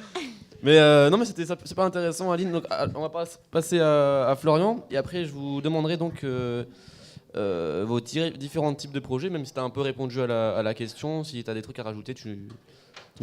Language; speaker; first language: French; native; French